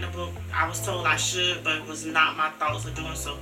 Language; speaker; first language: English; native; English